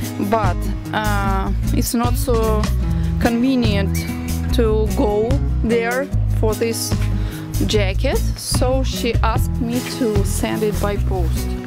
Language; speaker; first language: English; non-native, learner; Russian